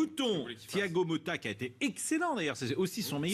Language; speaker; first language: French; native; French